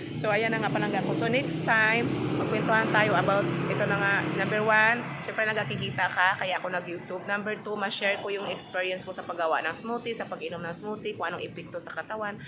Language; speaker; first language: Filipino; non-native, local second language; Cebuano